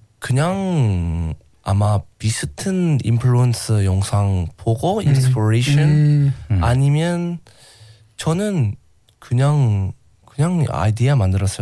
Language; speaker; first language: Korean; non-native, learner; English